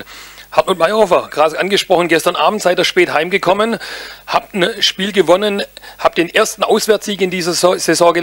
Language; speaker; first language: German; native; German